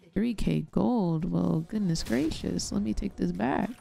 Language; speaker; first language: English; native; English